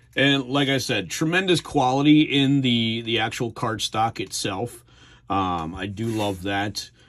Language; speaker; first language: English; native; English